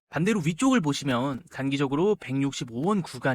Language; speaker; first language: Korean; native; Korean